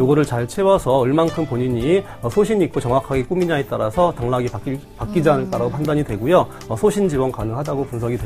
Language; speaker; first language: Korean; native; Korean